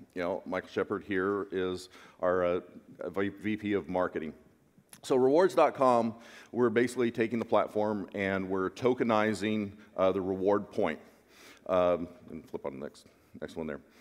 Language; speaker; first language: English; native; English